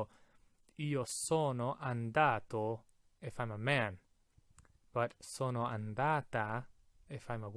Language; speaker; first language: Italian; non-native, fluent; English